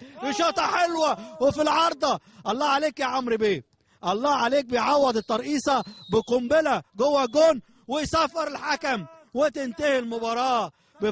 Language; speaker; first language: Arabic; native; Arabic